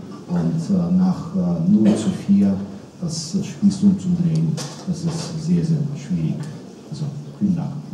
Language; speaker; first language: German; non-native, fluent; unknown